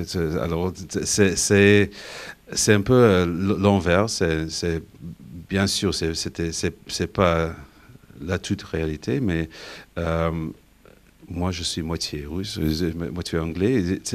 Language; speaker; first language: French; non-native, fluent; English